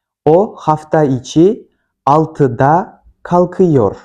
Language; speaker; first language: Turkish; non-native, fluent; Kyrgyz